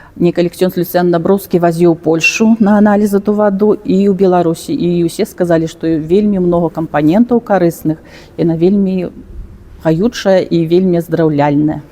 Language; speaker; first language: Belarusian; native; Belarusian